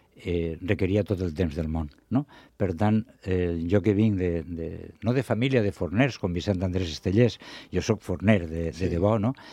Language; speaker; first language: Catalan; non-native, local second language; Spanish